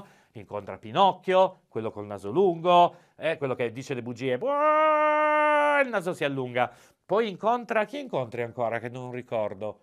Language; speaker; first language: Italian; native; Italian